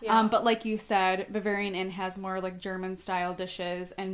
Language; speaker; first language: English; native; English